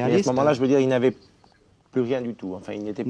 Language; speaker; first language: French; native; French